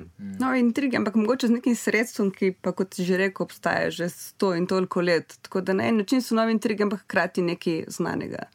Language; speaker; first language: Slovenian; native; Slovenian